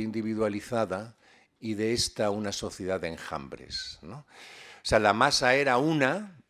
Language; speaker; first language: Spanish; native; Spanish